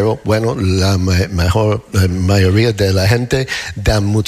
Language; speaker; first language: Spanish; non-native, learner; English